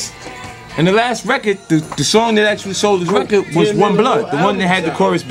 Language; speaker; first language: English; native; English